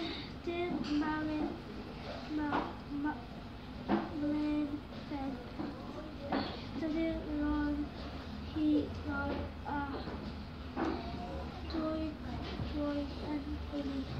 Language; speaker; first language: Welsh; non-native, local second language; English